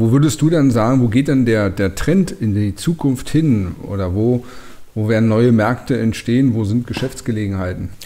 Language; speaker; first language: German; native; German